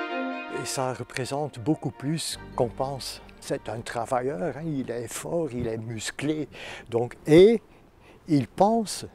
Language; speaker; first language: French; non-native, fluent; Dutch